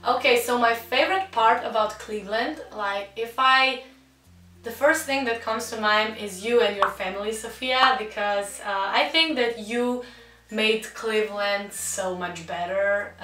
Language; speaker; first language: English; non-native, fluent; Slovenian